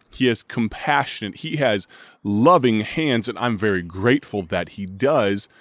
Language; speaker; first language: English; native; English